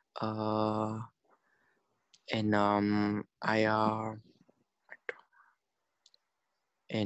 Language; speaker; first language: English; non-native, learner; Vietnamese